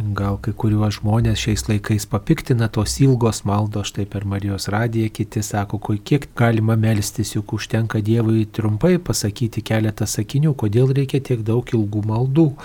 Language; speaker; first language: Lithuanian; native; Lithuanian